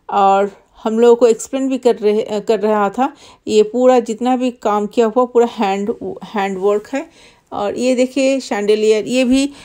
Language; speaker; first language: Hindi; non-native, local second language; Bangla